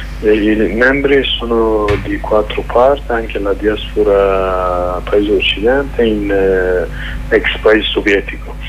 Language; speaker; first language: Italian; non-native, learner; Kurdish